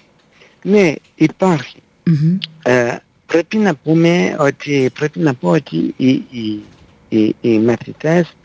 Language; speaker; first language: Greek; non-native, fluent; French